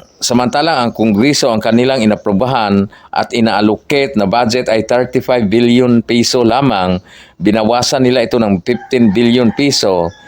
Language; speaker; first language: Filipino; non-native, local second language; Cebuano